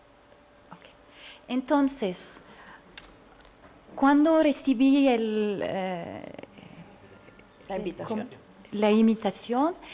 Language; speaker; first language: Spanish; non-native, learner; French